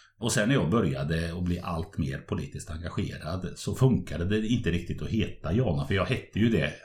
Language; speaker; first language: Swedish; native; Swedish